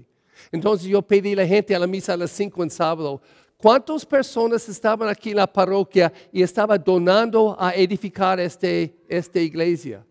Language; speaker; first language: Spanish; early bilingual, heritage; English